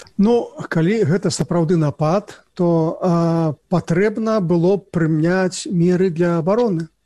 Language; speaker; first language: Belarusian; non-native, local second language; Russian